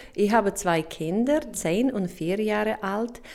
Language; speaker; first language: German; non-native, learner; Russian